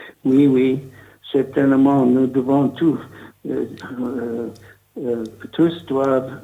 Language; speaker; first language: French; non-native, learner; English